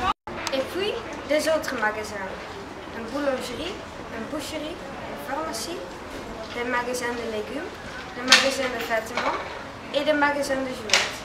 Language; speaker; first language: French; non-native, learner; Dutch